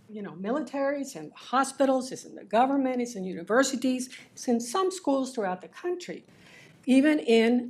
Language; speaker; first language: English; early bilingual, other home language; Spanish